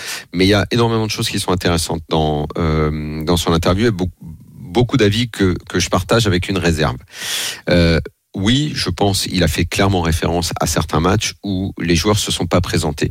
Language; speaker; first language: French; native; French